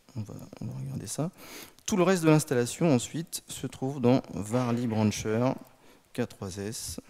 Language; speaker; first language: French; native; French